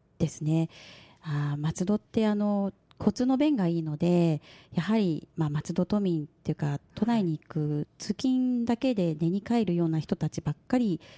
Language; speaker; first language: Japanese; native; Japanese